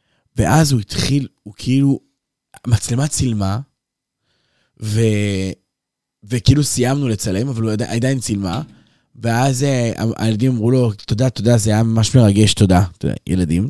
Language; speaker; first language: Hebrew; native; Hebrew